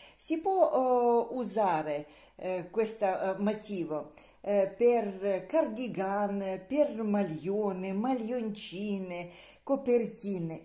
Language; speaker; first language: Italian; non-native, learner; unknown